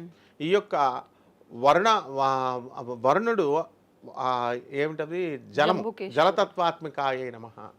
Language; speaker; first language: Telugu; native; Telugu